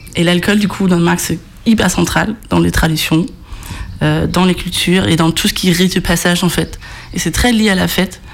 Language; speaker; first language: French; non-native, fluent; Danish